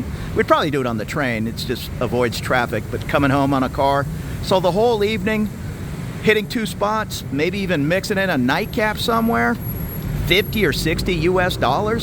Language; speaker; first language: English; native; English